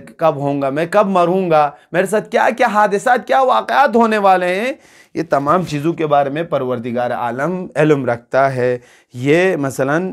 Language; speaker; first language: Urdu; non-native, local second language; Balti